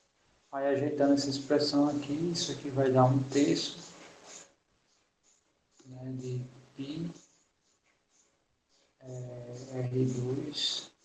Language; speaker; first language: Portuguese; native; Portuguese